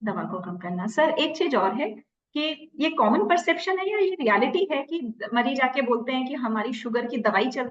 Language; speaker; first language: Hindi; native; Hindi